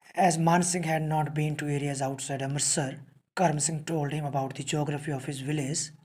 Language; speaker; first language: English; non-native, local second language; Punjabi